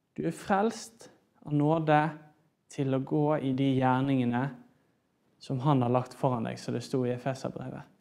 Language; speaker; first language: Norwegian; native; Norwegian